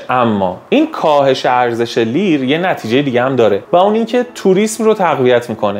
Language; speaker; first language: Persian; native; Persian